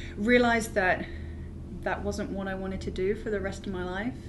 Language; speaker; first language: English; native; English